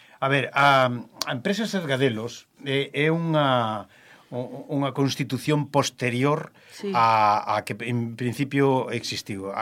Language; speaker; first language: Galician; native; Galician